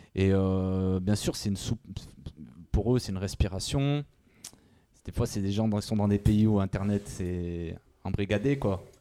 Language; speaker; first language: French; native; French